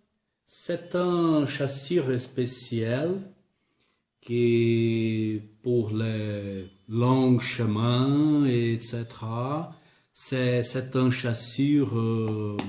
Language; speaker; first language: French; non-native, learner; Portuguese